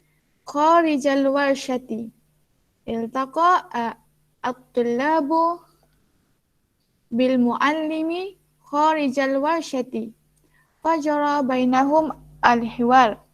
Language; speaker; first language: Arabic; non-native, fluent; Malay